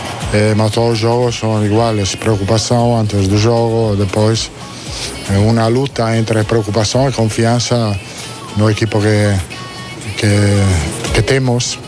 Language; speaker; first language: Portuguese; non-native, fluent; Italian